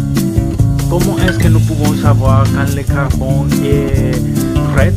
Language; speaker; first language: French; non-native, learner; Spanish